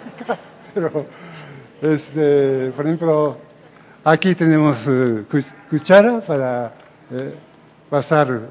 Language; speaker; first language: Spanish; non-native, fluent; Japanese